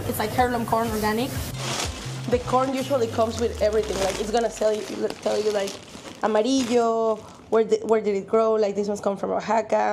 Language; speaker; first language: English; non-native, fluent; Spanish